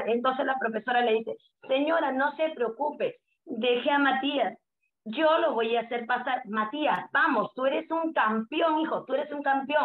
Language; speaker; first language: Spanish; native; Spanish